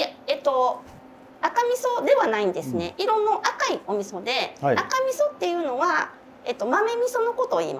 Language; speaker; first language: Japanese; native; Japanese